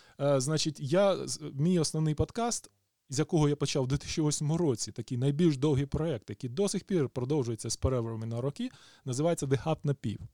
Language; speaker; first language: Ukrainian; native; Ukrainian